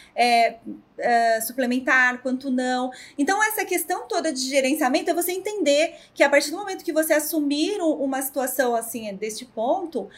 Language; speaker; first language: Portuguese; native; Portuguese